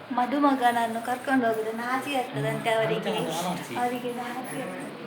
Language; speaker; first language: Kannada; non-native, local second language; Tulu